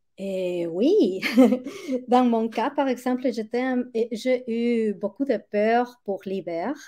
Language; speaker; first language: French; non-native, fluent; Spanish